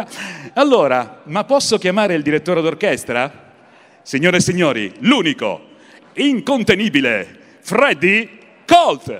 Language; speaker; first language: Italian; native; Italian